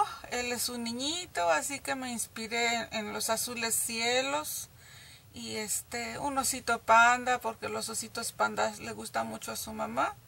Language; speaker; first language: Spanish; native; Spanish